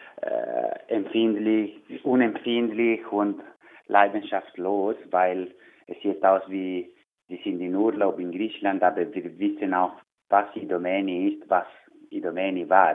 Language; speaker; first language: German; non-native, learner; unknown